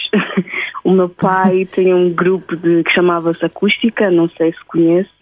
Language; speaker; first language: Portuguese; early bilingual, heritage; Portuguese